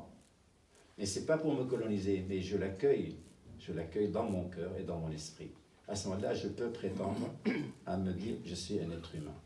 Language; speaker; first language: French; non-native, fluent; Arabic